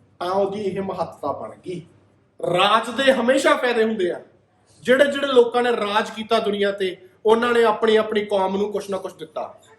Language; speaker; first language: Punjabi; native; Punjabi